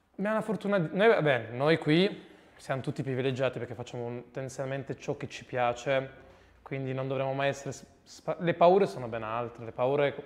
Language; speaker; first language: Italian; early bilingual, other home language; Arabic